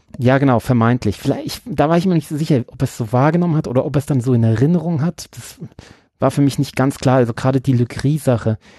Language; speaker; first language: German; native; German